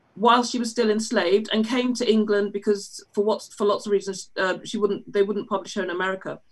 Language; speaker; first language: English; native; English